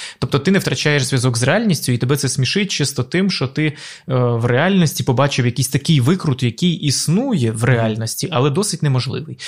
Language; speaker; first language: Ukrainian; native; Ukrainian